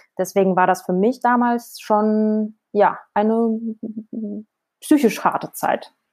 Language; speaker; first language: German; non-native, fluent; Russian